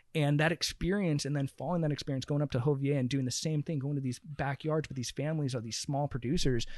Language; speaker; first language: English; native; English